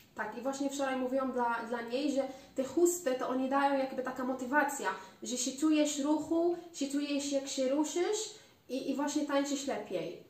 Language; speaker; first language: Polish; non-native, learner; Arabic